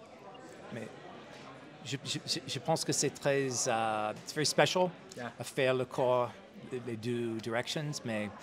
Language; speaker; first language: French; non-native, learner; English